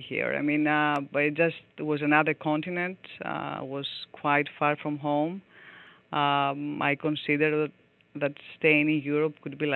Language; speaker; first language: English; non-native, fluent; Greek